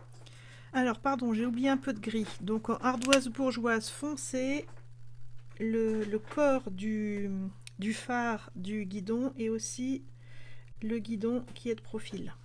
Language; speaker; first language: French; native; French